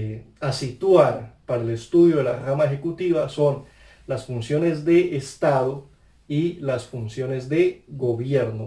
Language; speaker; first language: Spanish; native; Spanish